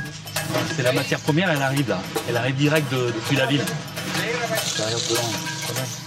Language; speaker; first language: French; native; French